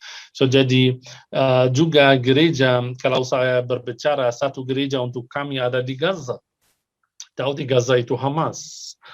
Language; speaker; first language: Indonesian; non-native, fluent; Arabic